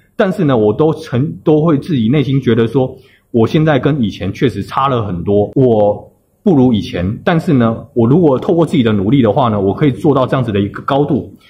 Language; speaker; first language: Chinese; native; Chinese